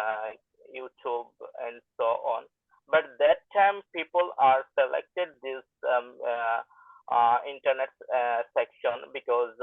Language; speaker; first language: English; non-native, learner; Bangla